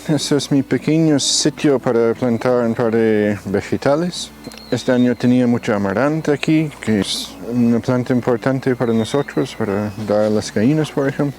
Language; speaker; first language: Spanish; non-native, fluent; English